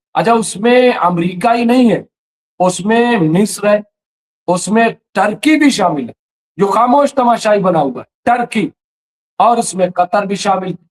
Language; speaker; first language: Urdu; native; Urdu